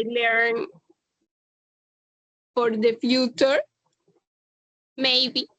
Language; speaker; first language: English; non-native, learner; Spanish